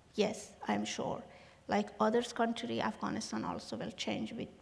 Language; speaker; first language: English; non-native, learner; Persian